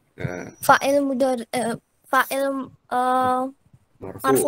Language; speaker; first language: Arabic; non-native, learner; Indonesian